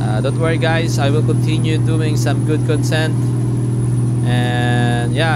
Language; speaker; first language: English; non-native, local second language; Filipino